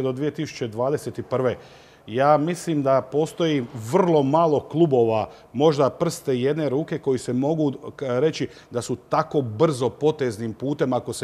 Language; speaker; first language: Croatian; native; Croatian